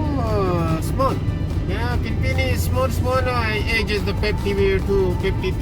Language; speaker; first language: English; non-native, learner; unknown